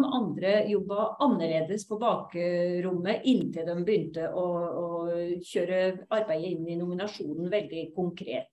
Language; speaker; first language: Norwegian; native; Norwegian